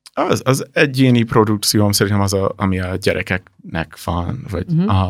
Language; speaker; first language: Hungarian; non-native, fluent; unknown